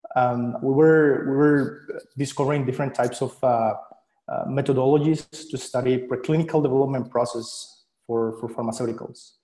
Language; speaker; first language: English; non-native, fluent; Spanish